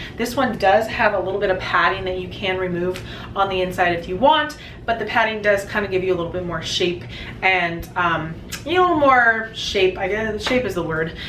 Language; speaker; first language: English; native; English